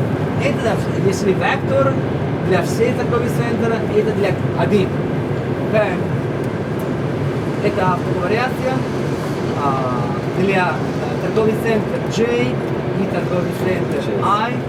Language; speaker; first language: Russian; non-native, fluent; Italian